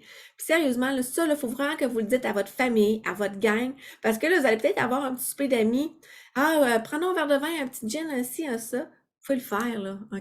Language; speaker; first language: French; native; French